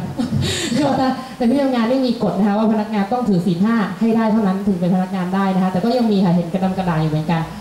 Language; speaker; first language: Thai; native; Thai